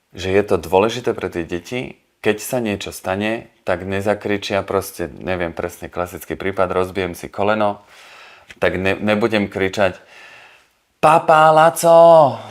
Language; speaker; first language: Slovak; native; Slovak